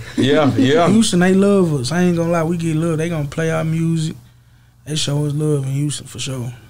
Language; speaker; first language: English; native; English